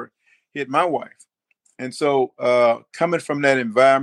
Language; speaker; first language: English; native; English